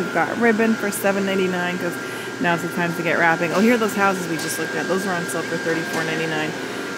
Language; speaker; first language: English; native; English